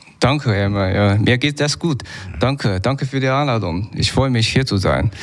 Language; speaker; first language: German; non-native, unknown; Chinese